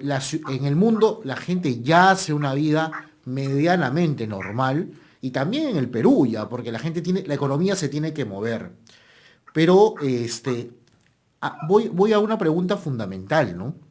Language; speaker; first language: Spanish; native; Spanish